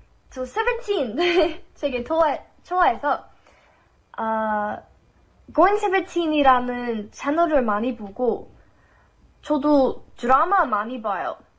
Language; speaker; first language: Korean; non-native, fluent; English